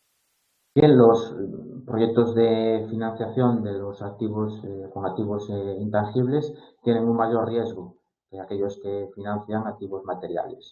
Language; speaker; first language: Spanish; native; Spanish